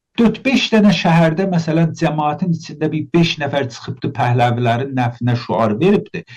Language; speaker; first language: Azerbaijani; native; Azerbaijani